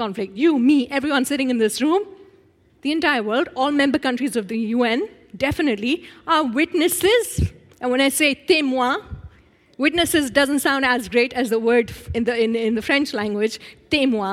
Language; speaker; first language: English; non-native, local second language; Urdu